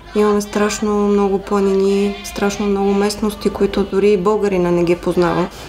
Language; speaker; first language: Bulgarian; native; Bulgarian